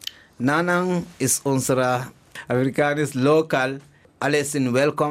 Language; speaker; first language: German; non-native, learner; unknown